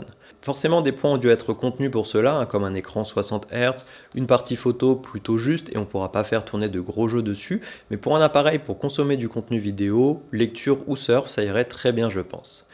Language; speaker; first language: French; native; French